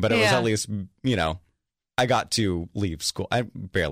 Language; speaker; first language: English; native; English